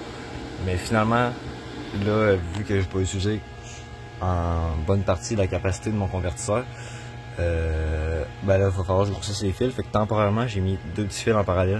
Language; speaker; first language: French; native; French